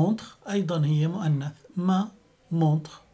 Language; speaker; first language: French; non-native, fluent; Arabic